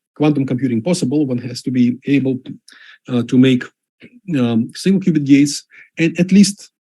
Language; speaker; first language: English; non-native, fluent; Russian